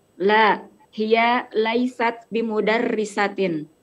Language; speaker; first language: Arabic; non-native, learner; Indonesian